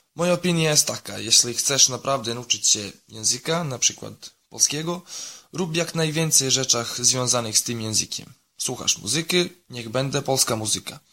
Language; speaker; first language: Polish; non-native, learner; Serbian